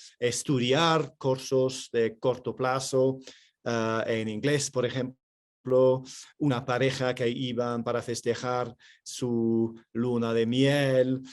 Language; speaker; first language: Spanish; non-native, fluent; English